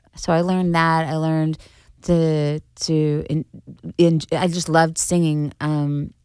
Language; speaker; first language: English; native; English